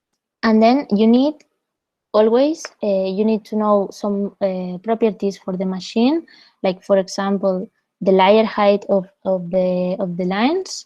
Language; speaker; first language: English; non-native, fluent; Spanish